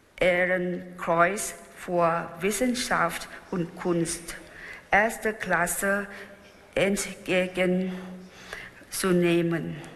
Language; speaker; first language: German; non-native, fluent; Thai